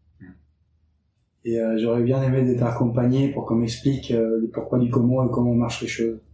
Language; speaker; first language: French; early bilingual, other home language; Spanish